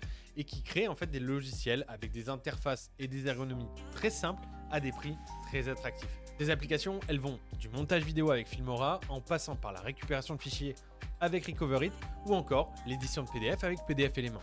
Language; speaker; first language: French; native; French